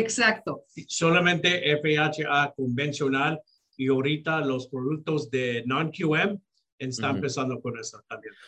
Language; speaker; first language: Spanish; early bilingual, heritage; Spanish